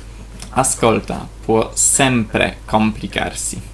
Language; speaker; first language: Italian; non-native, fluent; Polish